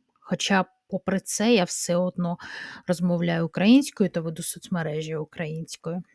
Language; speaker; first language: Ukrainian; non-native, local second language; Russian